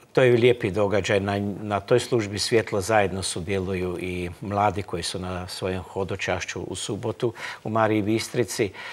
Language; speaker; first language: Croatian; native; Croatian